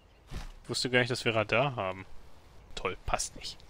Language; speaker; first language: German; native; German